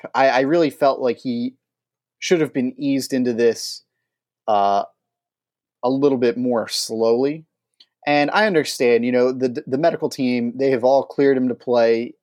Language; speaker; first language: English; native; English